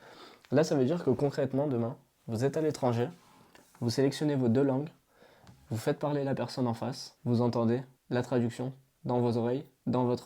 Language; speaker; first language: French; native; French